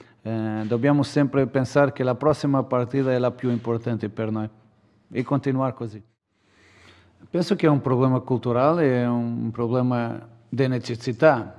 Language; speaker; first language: Italian; non-native, fluent; Portuguese